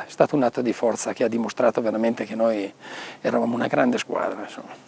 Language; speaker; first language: Italian; native; Italian